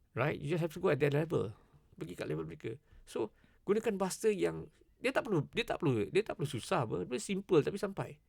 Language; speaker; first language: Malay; native; Malay